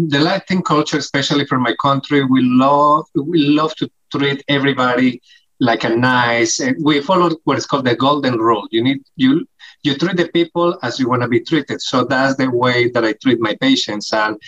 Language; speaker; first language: English; non-native, fluent; Spanish